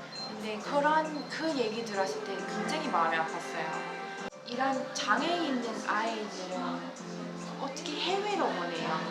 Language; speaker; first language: Korean; non-native, fluent; English